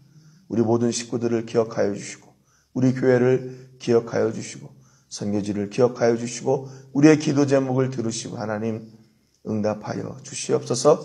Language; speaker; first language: Korean; native; Korean